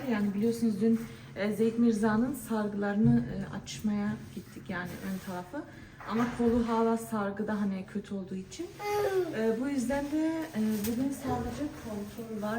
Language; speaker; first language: Turkish; early bilingual, heritage; Turkish